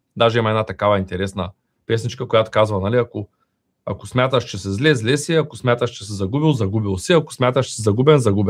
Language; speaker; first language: Bulgarian; native; Bulgarian